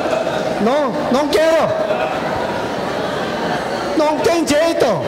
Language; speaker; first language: Portuguese; non-native, learner; Korean